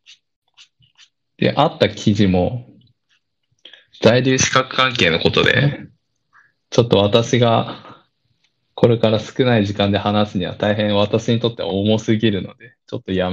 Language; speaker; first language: Japanese; early bilingual, other home language; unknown